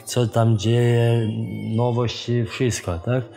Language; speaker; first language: Polish; non-native, fluent; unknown